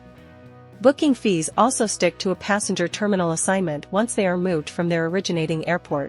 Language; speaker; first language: English; native; English